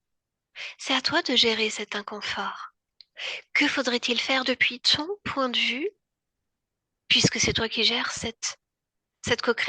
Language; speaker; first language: French; native; French